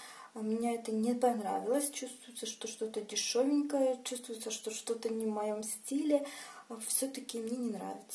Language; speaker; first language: Russian; native; Russian